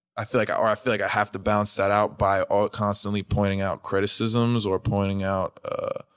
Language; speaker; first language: English; native; English